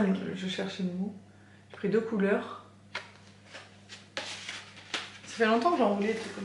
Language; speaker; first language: French; native; French